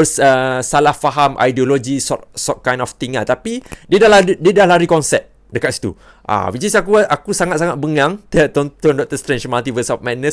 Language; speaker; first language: Malay; native; Malay